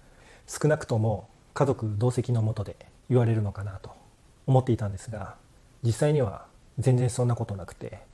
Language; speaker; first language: Japanese; native; Japanese